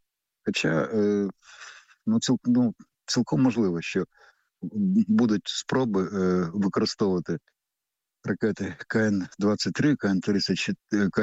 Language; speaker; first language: Ukrainian; native; Ukrainian